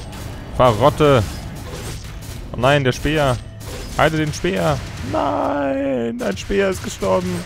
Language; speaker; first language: German; native; German